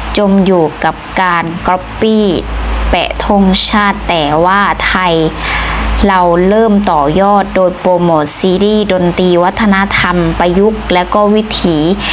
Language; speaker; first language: Thai; native; Thai